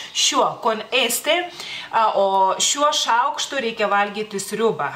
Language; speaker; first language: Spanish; non-native, fluent; Lithuanian